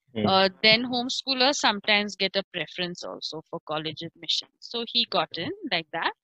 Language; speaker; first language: English; non-native, local second language; Marathi